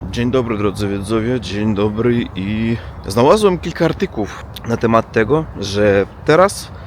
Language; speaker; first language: Polish; non-native, learner; Russian